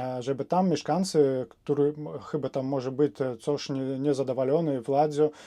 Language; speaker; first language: Polish; non-native, fluent; Russian